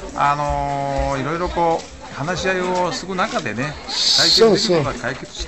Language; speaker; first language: Japanese; native; Japanese